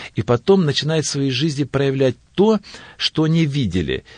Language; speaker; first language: Russian; native; Russian